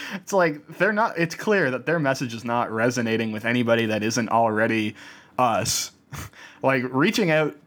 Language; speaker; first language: English; native; English